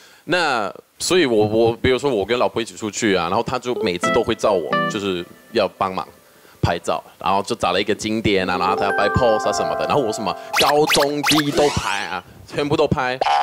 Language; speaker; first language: Chinese; non-native, fluent; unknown